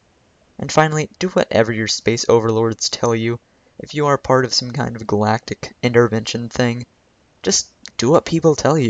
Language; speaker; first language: English; native; English